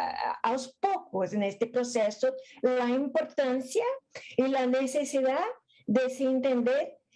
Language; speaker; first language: Spanish; non-native, fluent; Portuguese